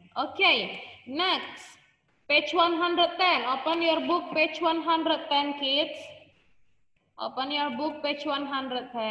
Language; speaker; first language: English; non-native, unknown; Indonesian